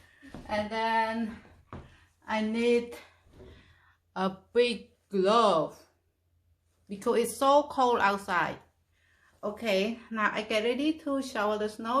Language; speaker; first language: English; non-native, fluent; Khmer